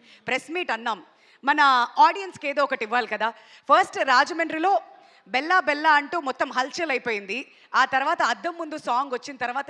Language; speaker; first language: Telugu; native; Telugu